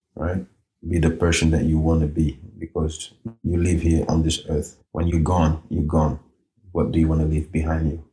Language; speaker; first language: English; early bilingual, other home language; Norwegian